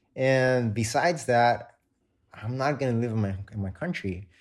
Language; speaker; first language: English; non-native, fluent; Spanish